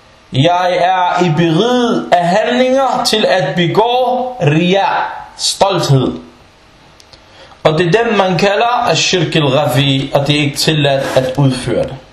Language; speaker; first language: Danish; early bilingual, other home language; Arabic